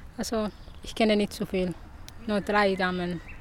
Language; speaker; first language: German; non-native, learner; Arabic